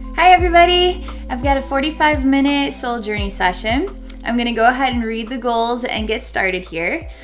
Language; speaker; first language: English; native; English